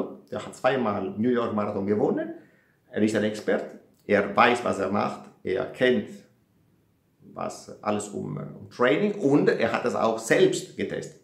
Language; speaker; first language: German; non-native, fluent; Italian